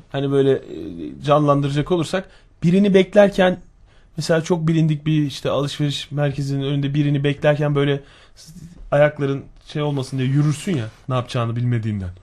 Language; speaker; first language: Turkish; native; Turkish